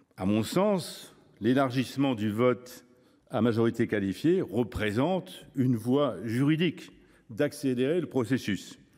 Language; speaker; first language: French; native; French